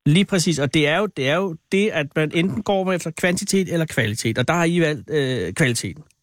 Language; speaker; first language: Danish; native; Danish